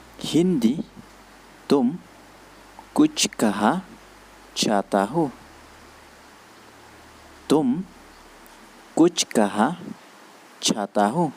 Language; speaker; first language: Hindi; non-native, learner; Khasi